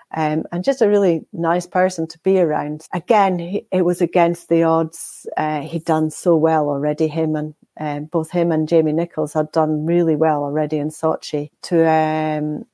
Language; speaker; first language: English; native; English